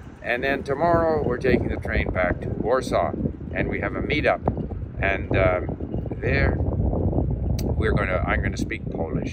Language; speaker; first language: English; native; English